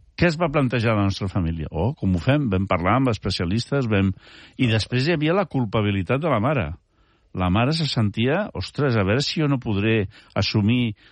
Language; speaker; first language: Catalan; early bilingual, heritage; Catalan